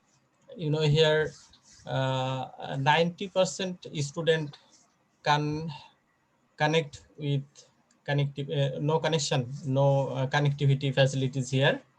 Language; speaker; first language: English; non-native, fluent; Bangla